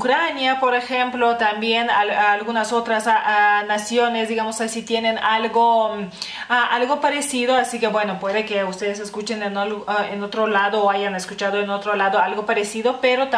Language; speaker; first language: Spanish; non-native, fluent; Lithuanian